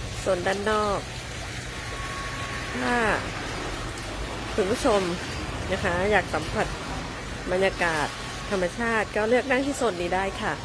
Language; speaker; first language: Thai; native; Thai